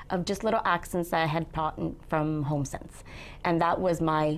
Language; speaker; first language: English; native; English